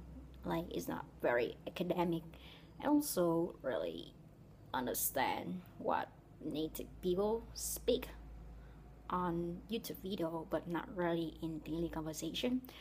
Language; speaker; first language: English; non-native, learner; Vietnamese